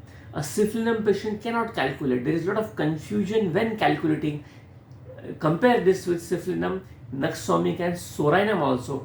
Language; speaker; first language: English; non-native, local second language; Hindi